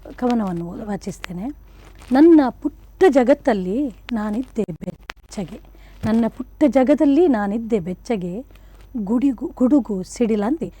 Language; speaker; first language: Kannada; non-native, local second language; Konkani